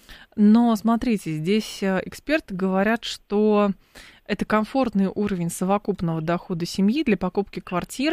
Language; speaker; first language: Russian; native; Russian